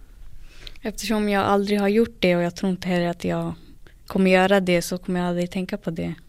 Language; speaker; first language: Swedish; early bilingual, other home language; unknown